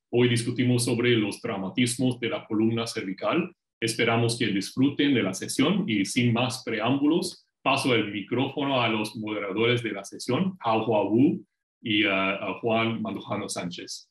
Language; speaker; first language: Spanish; non-native, learner; English